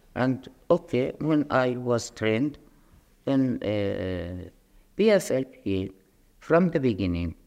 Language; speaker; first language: English; non-native, fluent; Arabic